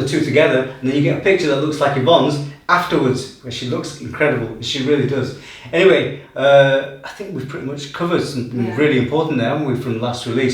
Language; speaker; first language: English; native; English